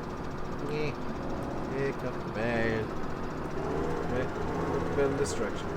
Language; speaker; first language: English; native; English